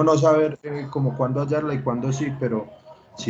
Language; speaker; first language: Spanish; native; Spanish